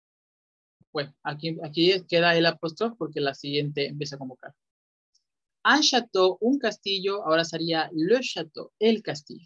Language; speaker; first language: Spanish; native; Spanish